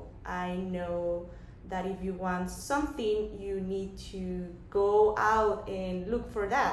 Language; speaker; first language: English; non-native, fluent; Spanish